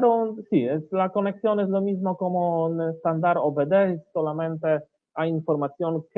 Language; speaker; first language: Spanish; non-native, learner; Polish